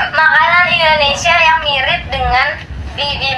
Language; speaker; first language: Indonesian; non-native, fluent; Korean